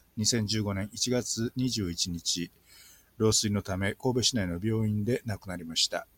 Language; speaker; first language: Japanese; native; Japanese